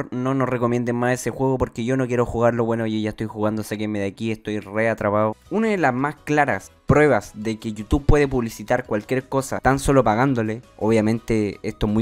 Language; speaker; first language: Spanish; native; Spanish